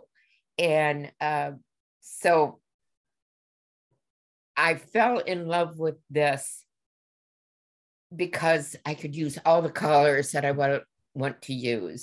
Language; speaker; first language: English; native; English